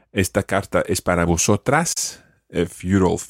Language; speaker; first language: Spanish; non-native, fluent; English